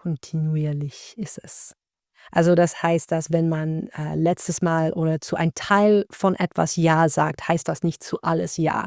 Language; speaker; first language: German; non-native, learner; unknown